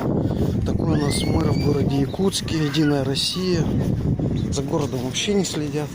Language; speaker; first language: Russian; native; Russian